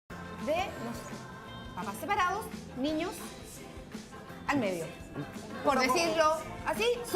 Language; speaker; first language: Spanish; native; Spanish